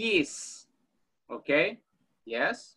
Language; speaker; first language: English; non-native, fluent; Spanish